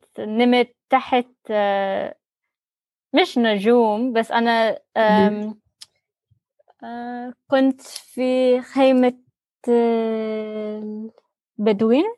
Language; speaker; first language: Arabic; non-native, learner; English